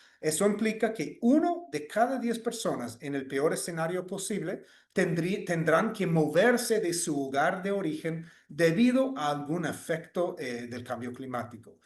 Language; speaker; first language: Spanish; non-native, fluent; English